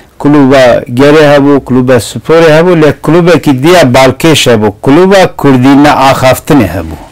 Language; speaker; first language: Kurdish; non-native, local second language; Zaza